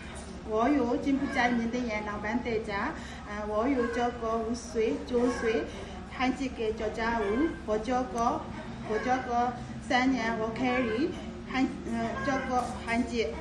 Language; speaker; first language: Chinese; non-native, learner; Burmese